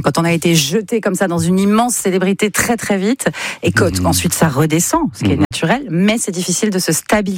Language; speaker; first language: French; native; French